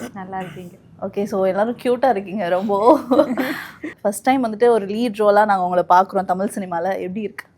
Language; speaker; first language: Tamil; native; Tamil